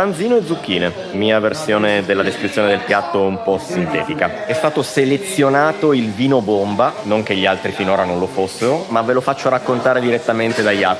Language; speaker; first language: Italian; native; Italian